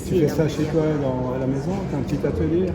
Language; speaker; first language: French; native; French